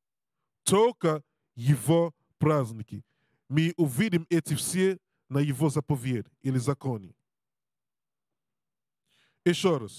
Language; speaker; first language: Russian; non-native, learner; Portuguese